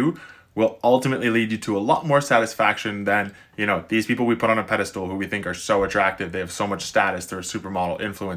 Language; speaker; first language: English; native; English